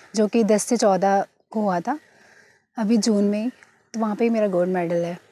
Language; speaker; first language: Hindi; native; Hindi